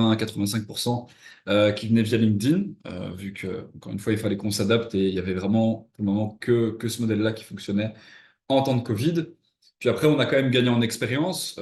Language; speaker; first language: French; native; French